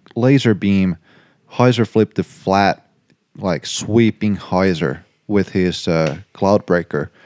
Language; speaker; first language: English; non-native, fluent; Finnish